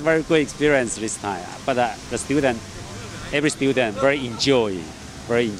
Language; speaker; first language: English; non-native, learner; Chinese